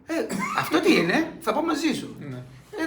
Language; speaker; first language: Greek; non-native, fluent; Spanish